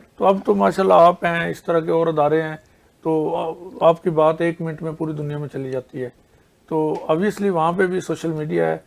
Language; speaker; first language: Urdu; non-native, local second language; Punjabi